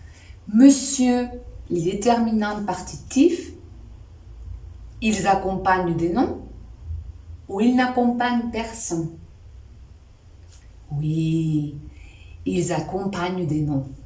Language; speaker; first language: French; non-native, fluent; Spanish